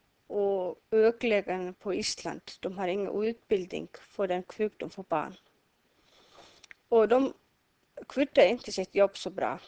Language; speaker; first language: Swedish; non-native, learner; Icelandic